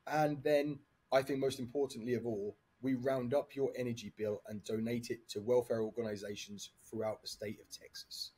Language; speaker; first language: English; native; English